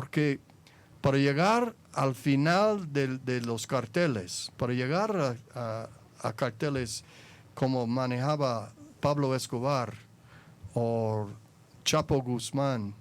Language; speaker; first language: Spanish; non-native, fluent; English